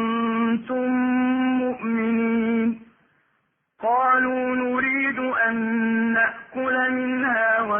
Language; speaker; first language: Arabic; native; Arabic